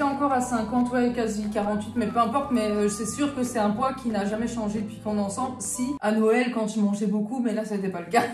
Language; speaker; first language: French; native; French